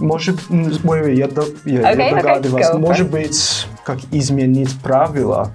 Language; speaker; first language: Russian; non-native, fluent; English